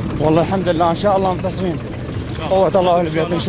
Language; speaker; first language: Arabic; native; Arabic